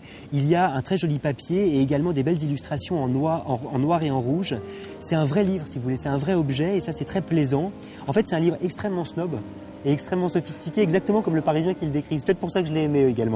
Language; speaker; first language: French; native; French